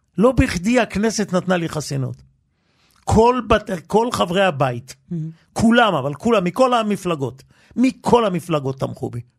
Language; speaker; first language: Hebrew; early bilingual, other home language; Yiddish